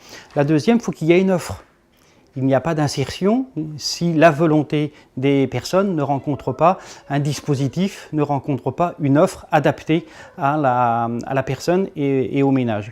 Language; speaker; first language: French; native; French